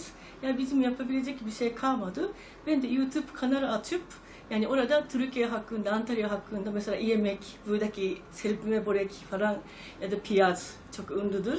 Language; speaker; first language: Turkish; non-native, fluent; Japanese